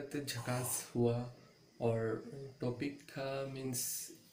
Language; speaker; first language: Hindi; non-native, local second language; Bangla